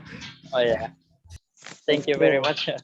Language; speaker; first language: English; non-native, learner; Indonesian